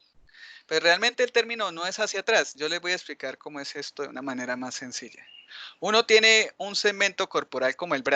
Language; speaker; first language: Spanish; native; Spanish